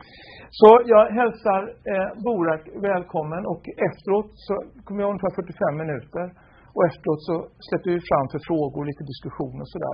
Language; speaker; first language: Swedish; native; Swedish